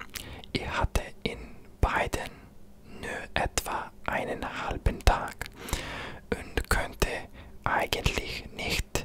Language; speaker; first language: German; non-native, learner; English